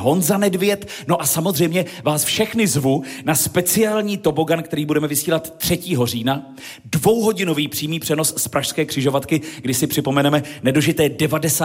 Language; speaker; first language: Czech; native; Czech